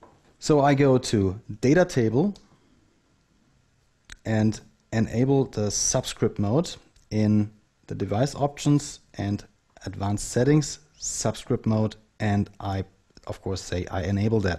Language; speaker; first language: English; non-native, fluent; German